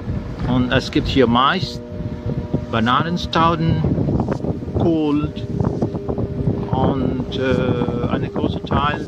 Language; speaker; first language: German; non-native, learner; Indonesian